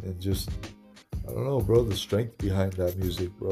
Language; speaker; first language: English; early bilingual, other home language; Spanish